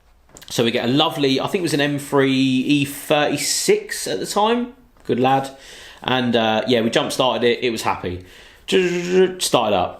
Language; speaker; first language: English; native; English